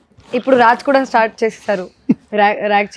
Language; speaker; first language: Telugu; non-native, local second language; Hindi